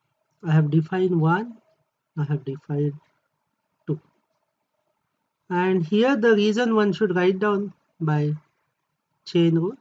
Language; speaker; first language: English; non-native, local second language; Marathi